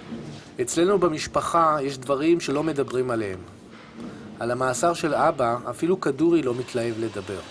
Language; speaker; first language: Hebrew; native; Hebrew